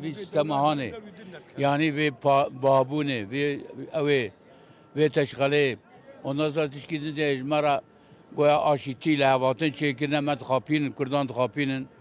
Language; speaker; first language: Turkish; non-native, local second language; Kurdish